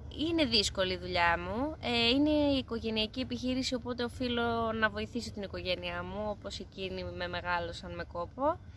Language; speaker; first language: Greek; native; Greek